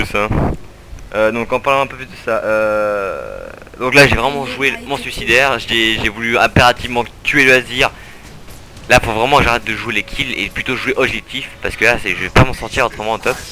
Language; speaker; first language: French; native; French